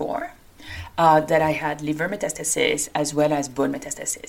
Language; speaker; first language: English; non-native, fluent; French